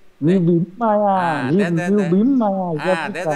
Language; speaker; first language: Russian; non-native, learner; Vietnamese